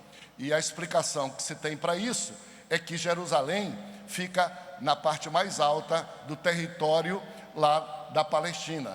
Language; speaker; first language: Portuguese; native; Portuguese